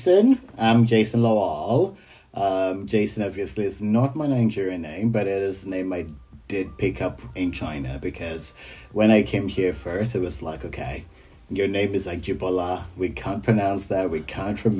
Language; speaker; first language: English; non-native, local second language; Yoruba